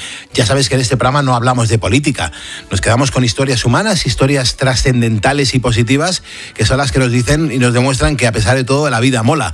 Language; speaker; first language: Spanish; native; Spanish